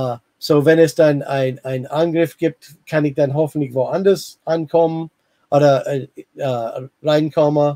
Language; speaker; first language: German; non-native, fluent; English